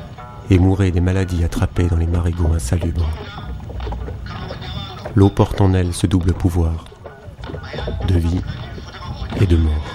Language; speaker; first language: French; native; French